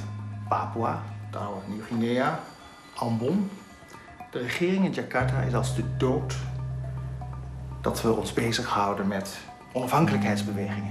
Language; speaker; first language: Dutch; native; Dutch